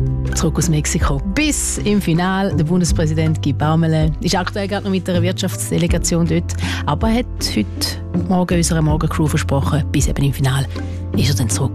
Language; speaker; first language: German; native; German